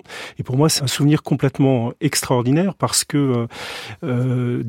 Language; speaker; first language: French; native; French